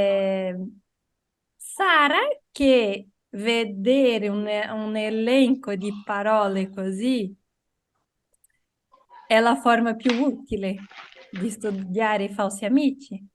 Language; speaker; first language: Italian; non-native, fluent; Portuguese